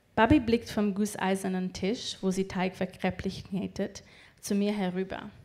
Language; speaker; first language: German; non-native, learner; English